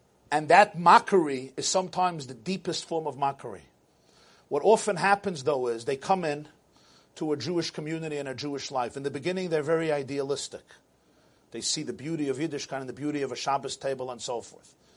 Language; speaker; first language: English; native; English